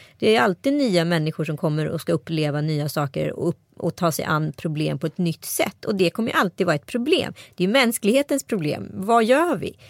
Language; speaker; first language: Swedish; native; Swedish